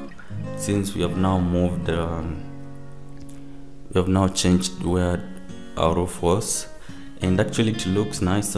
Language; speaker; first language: English; non-native, local second language; Swahili